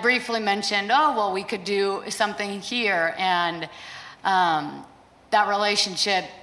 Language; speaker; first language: English; native; English